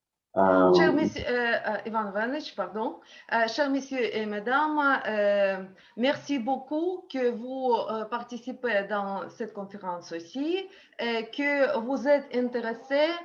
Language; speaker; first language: French; non-native, learner; Russian